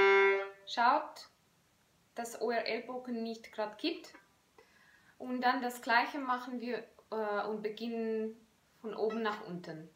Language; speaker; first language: German; non-native, fluent; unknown